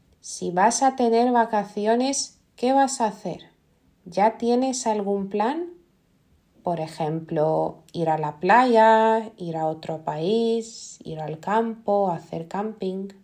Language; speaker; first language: Spanish; non-native, fluent; Lithuanian